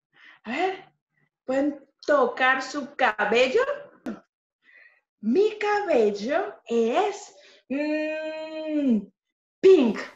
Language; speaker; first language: Spanish; non-native, fluent; English